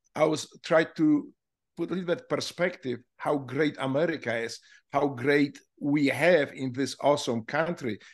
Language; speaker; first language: English; non-native, fluent; Polish